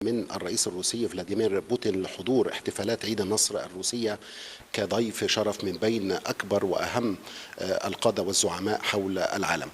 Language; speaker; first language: Arabic; native; Arabic